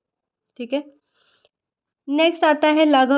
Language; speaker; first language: Hindi; native; Hindi